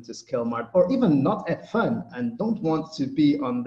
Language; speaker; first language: English; non-native, fluent; Portuguese